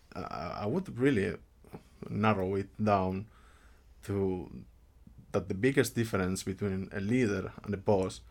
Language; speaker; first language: English; non-native, fluent; Spanish